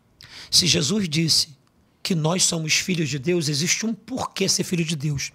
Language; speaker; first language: Portuguese; native; Portuguese